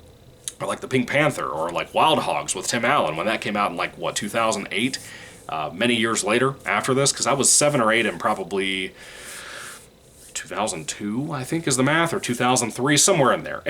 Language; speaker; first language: English; native; English